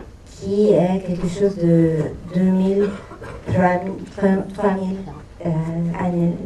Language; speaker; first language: French; non-native, fluent; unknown